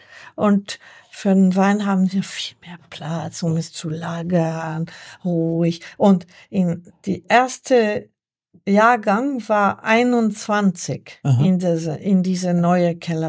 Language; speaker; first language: German; non-native, learner; French